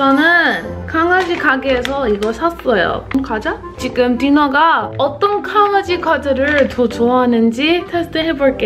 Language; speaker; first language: Korean; non-native, fluent; English